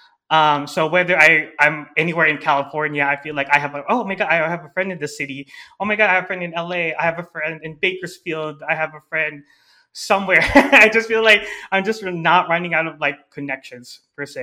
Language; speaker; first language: English; non-native, local second language; Filipino